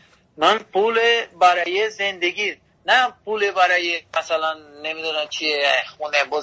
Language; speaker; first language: Persian; non-native, learner; Portuguese